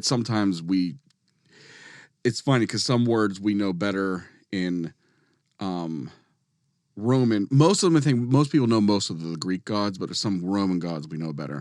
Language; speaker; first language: English; native; English